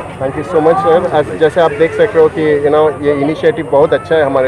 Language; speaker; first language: Hindi; non-native, local second language; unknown